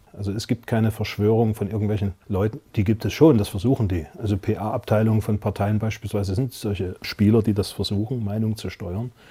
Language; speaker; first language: German; native; German